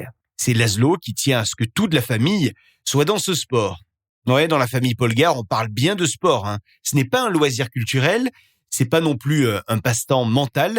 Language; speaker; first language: French; native; French